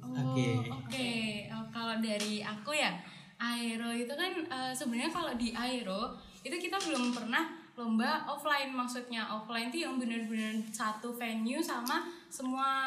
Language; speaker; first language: Indonesian; native; Indonesian